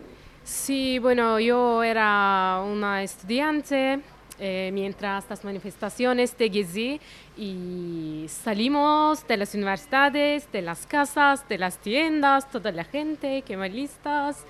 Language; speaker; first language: Spanish; non-native, fluent; Turkish